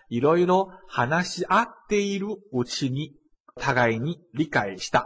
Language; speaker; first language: Japanese; non-native, fluent; Chinese